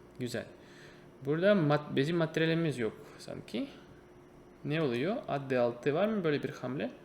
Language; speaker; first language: Turkish; non-native, fluent; Russian